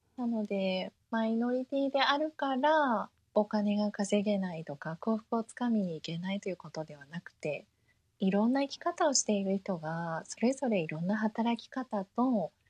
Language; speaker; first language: Japanese; early bilingual, heritage; Japanese